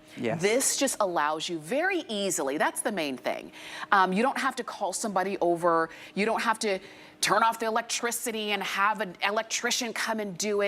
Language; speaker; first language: English; native; English